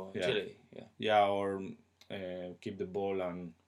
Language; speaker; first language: English; non-native, learner; Spanish